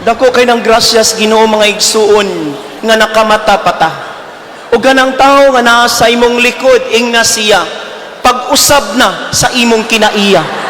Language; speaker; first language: Cebuano; native; Cebuano